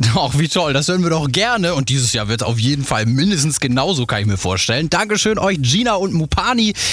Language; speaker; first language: German; native; German